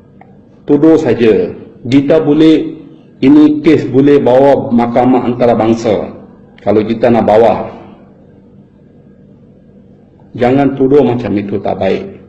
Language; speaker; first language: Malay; non-native, fluent; Bangla